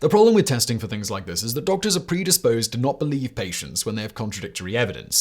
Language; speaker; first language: English; native; English